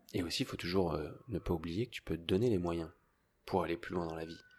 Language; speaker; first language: French; native; French